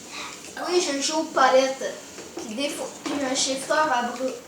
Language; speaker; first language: French; native; French